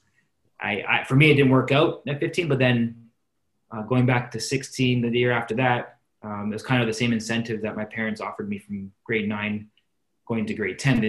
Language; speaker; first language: English; native; English